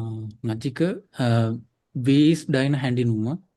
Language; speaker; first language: German; non-native, learner; Sinhala